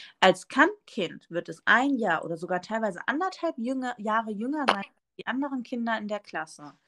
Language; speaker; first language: German; early bilingual, other home language; Spanish